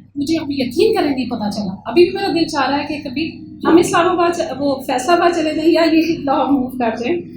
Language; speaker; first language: Urdu; early bilingual, heritage; Urdu